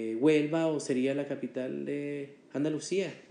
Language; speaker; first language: Spanish; early bilingual, heritage; Spanish